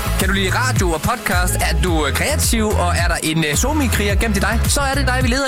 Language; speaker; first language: Danish; native; Danish